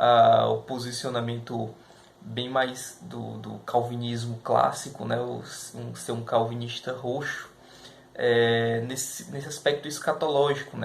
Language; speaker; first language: Portuguese; native; Portuguese